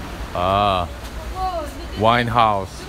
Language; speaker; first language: English; non-native, learner; Korean